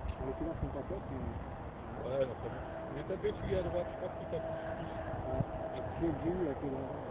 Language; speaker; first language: French; native; French